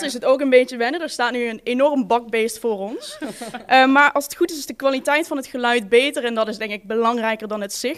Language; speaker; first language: Dutch; native; Dutch